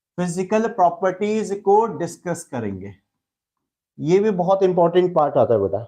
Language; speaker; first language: Hindi; native; Hindi